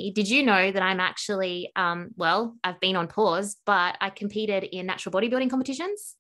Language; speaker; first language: English; native; English